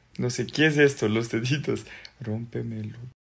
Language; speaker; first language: Spanish; non-native, learner; Serbian